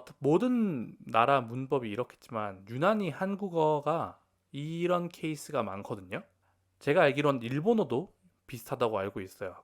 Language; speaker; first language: Korean; native; Korean